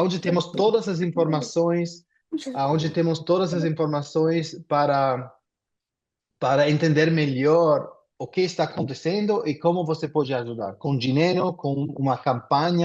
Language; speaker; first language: Portuguese; non-native, fluent; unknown